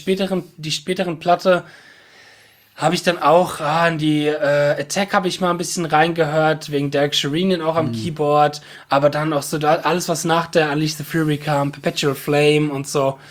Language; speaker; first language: German; native; German